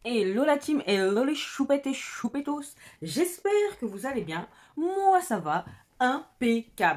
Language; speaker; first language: French; native; French